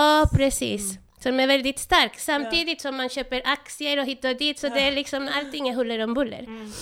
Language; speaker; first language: Swedish; non-native, fluent; Spanish